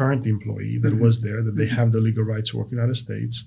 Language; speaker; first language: English; non-native, fluent; Romanian